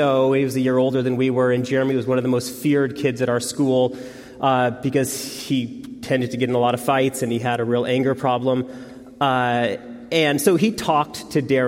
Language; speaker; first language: English; native; English